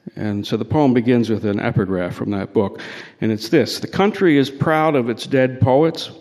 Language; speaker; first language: English; native; English